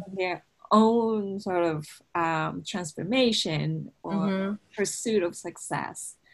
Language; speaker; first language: English; non-native, fluent; Japanese